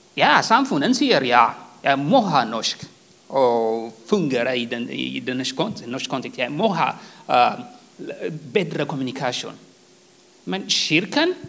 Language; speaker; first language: Swedish; non-native, fluent; Tigrinya